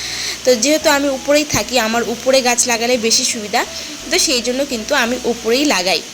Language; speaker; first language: Bangla; native; Bangla